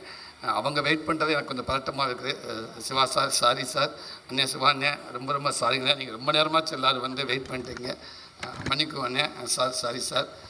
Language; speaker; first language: Tamil; native; Tamil